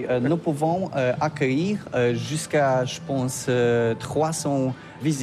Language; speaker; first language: French; non-native, learner; Polish